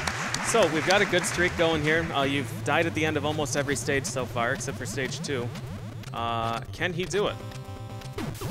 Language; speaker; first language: English; native; English